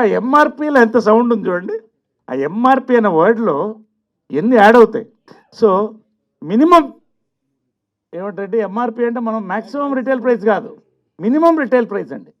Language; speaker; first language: Telugu; native; Telugu